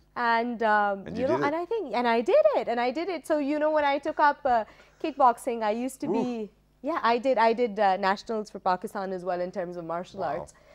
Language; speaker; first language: English; non-native, local second language; Urdu